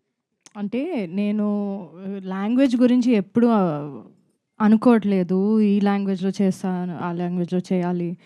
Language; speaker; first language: Telugu; non-native, fluent; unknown